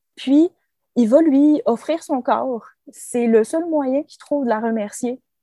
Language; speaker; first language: French; native; French